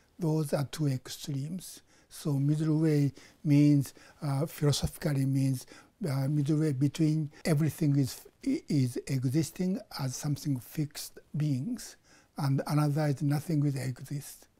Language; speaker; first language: English; non-native, fluent; Japanese